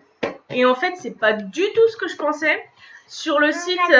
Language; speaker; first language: French; native; French